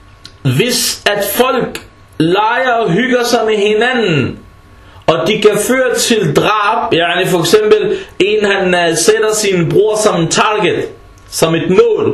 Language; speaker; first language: Danish; non-native, fluent; Arabic